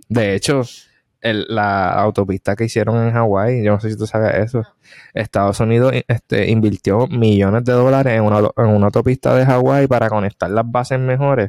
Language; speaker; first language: Spanish; native; Spanish